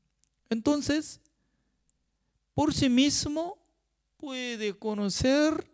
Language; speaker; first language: Spanish; non-native, fluent; Korean